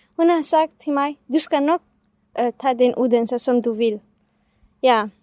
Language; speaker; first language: Danish; non-native, fluent; Kurdish